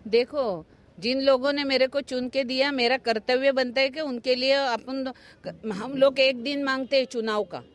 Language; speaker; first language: Hindi; non-native, local second language; Marathi